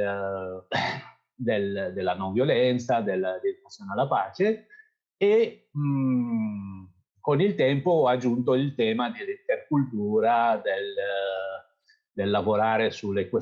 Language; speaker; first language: Italian; non-native, fluent; Kabyle